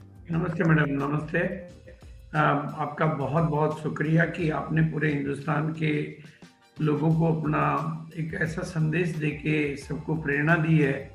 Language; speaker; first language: Hindi; native; Hindi